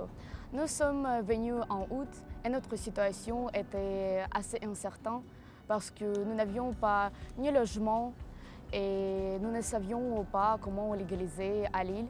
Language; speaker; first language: French; non-native, learner; Ukrainian